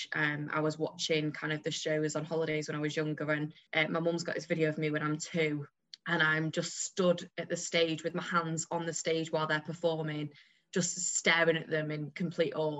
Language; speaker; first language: English; native; English